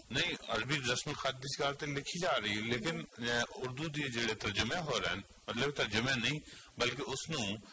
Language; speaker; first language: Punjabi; non-native, local second language; Northern Hindko